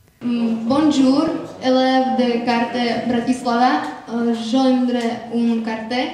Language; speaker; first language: French; non-native, learner; Slovak